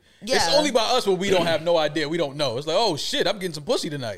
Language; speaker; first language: English; native; English